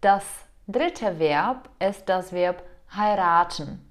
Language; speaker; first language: German; non-native, fluent; Czech